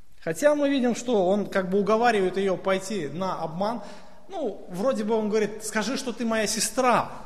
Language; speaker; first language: Russian; native; Russian